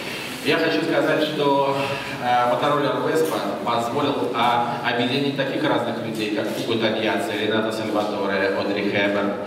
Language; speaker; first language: Russian; native; Russian